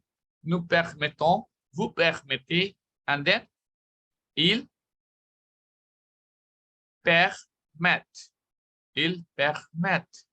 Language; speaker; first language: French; non-native, fluent; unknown